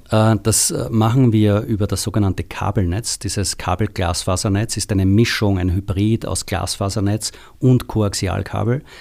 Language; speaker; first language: German; native; German